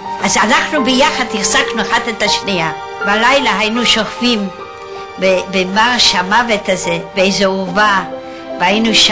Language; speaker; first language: Hebrew; non-native, fluent; Yiddish